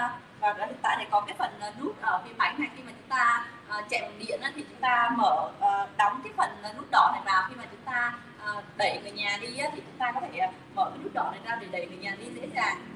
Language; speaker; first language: Vietnamese; native; Vietnamese